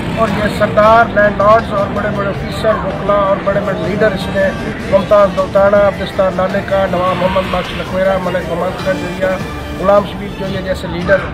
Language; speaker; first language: Urdu; non-native, local second language; Punjabi